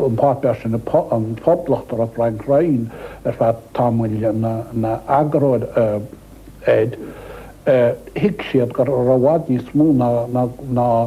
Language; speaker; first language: Irish; native; Irish